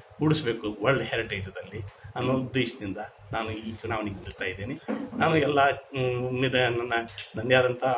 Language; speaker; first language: Kannada; native; Kannada